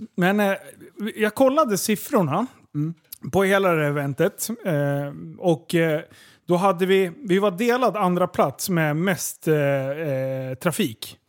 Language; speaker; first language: Swedish; native; Swedish